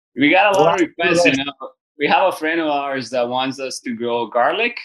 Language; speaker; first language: English; early bilingual, other home language; Spanish